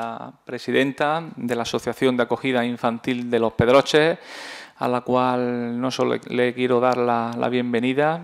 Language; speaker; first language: Spanish; native; Spanish